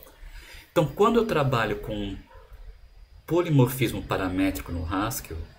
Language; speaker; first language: Portuguese; native; Portuguese